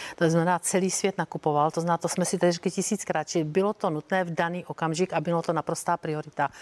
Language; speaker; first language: Czech; native; Czech